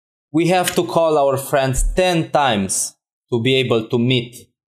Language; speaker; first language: English; non-native, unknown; Romanian